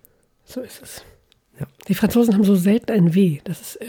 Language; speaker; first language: German; native; German